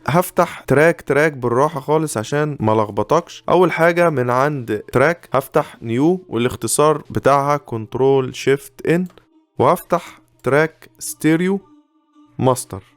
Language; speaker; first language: Arabic; native; Arabic